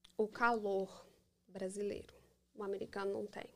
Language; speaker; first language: Portuguese; early bilingual, heritage; English